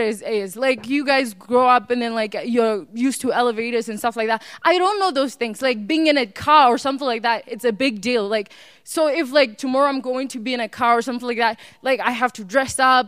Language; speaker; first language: English; non-native, local second language; Northern Sotho